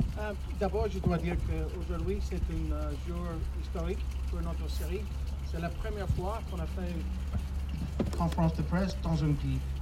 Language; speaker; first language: French; non-native, fluent; English